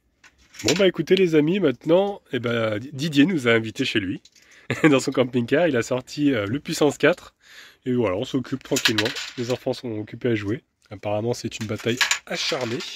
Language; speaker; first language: French; native; French